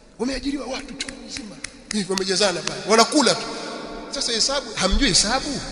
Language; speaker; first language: Swahili; native; Swahili